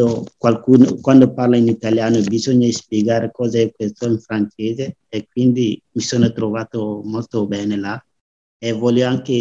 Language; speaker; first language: Italian; non-native, learner; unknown